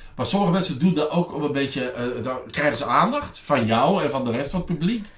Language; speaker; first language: Dutch; native; Dutch